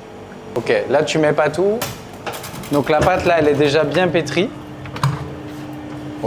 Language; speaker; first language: French; native; French